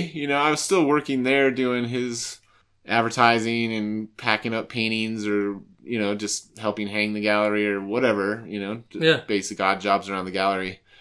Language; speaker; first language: English; native; English